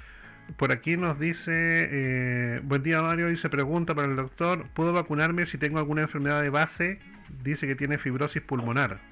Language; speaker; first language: Spanish; native; Spanish